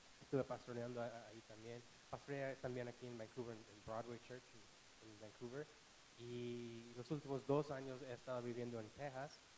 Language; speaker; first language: Spanish; non-native, fluent; English